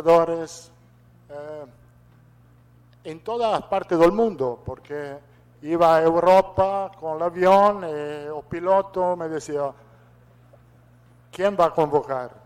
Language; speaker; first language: Portuguese; non-native, fluent; Italian